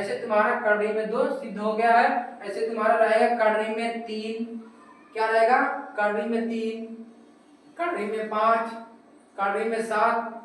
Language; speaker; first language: Hindi; native; Hindi